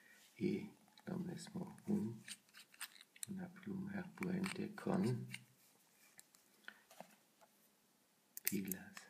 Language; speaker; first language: Spanish; non-native, learner; German